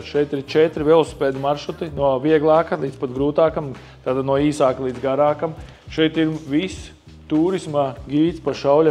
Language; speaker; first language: Latvian; native; Latvian